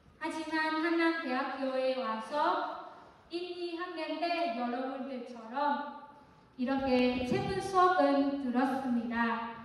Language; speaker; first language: Korean; non-native, fluent; Vietnamese